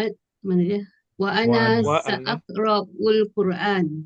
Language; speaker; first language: Arabic; non-native, learner; Malay